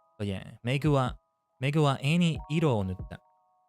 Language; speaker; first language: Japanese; non-native, learner; English